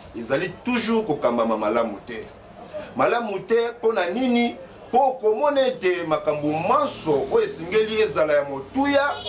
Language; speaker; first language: Lingala; native; Lingala